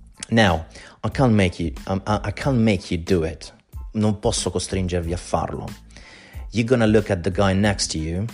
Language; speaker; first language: English; non-native, fluent; Italian